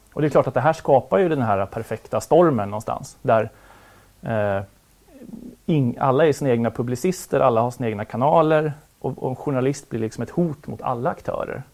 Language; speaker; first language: Swedish; native; Swedish